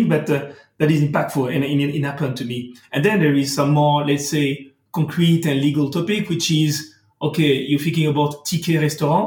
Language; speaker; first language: English; non-native, fluent; French